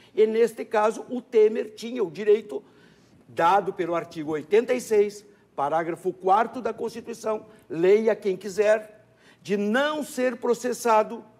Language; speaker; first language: Portuguese; native; Portuguese